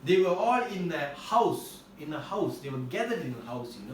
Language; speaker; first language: English; non-native, local second language; Tamil